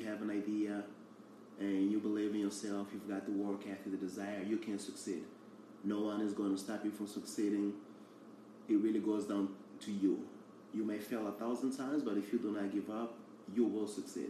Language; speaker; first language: English; early bilingual, other home language; Portuguese